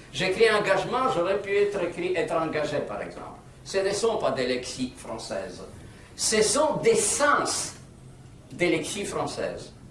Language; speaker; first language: French; non-native, fluent; Russian